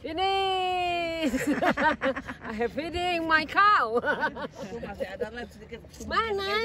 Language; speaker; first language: English; non-native, learner; Indonesian